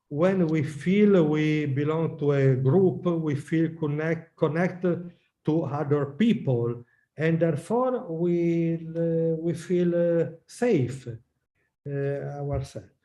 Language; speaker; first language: English; non-native, learner; Italian